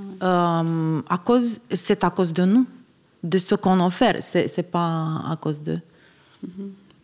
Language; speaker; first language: French; non-native, fluent; Romanian